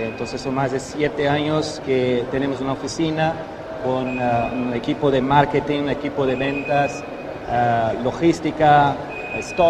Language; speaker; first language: Spanish; non-native, fluent; Portuguese